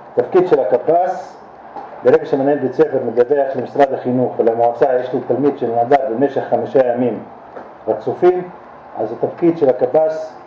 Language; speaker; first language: Hebrew; non-native, local second language; Arabic